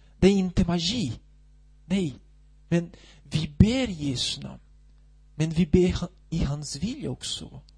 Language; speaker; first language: Swedish; non-native, fluent; Portuguese